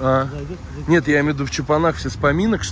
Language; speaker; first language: Russian; native; Russian